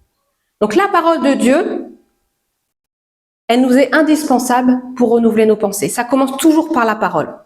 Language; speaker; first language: French; native; French